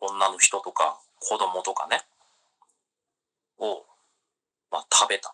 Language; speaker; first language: Japanese; native; Japanese